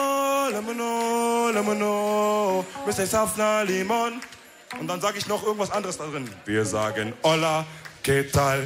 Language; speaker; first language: German; early bilingual, other home language; Wolof